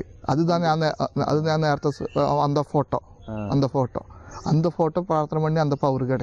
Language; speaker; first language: Tamil; non-native, learner; Malayalam